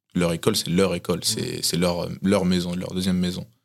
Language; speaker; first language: French; native; French